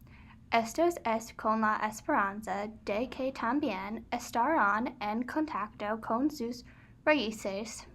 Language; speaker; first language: Spanish; non-native, learner; English